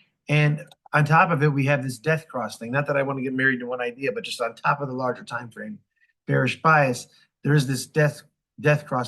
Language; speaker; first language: English; native; English